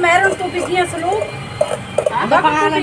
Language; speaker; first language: Filipino; non-native, learner; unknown